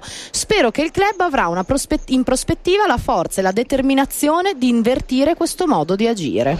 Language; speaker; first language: Italian; native; Italian